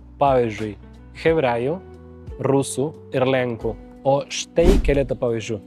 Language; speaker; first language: Lithuanian; non-native, fluent; Spanish